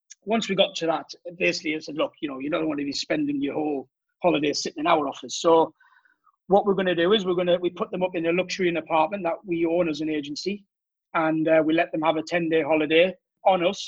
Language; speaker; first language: English; native; English